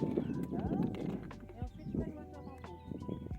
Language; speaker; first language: French; native; French